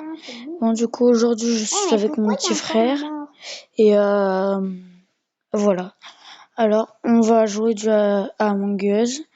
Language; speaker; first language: French; native; French